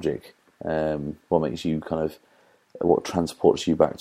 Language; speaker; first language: English; native; English